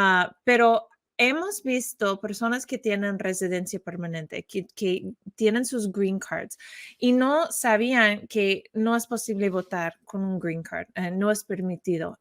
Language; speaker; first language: Spanish; non-native, learner; English